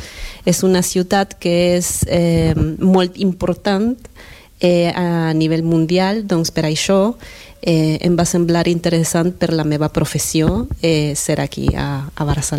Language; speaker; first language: Catalan; non-native, fluent; Spanish